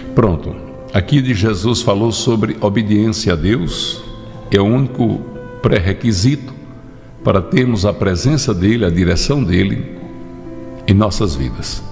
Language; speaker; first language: Portuguese; native; Portuguese